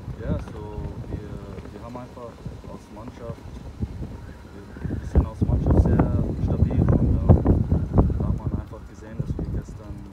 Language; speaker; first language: German; non-native, fluent; English